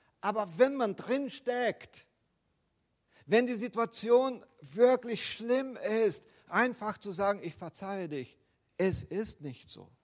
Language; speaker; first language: German; non-native, fluent; Portuguese